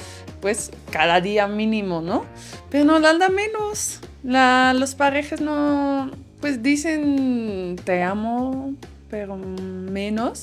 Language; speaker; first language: Spanish; non-native, fluent; Dutch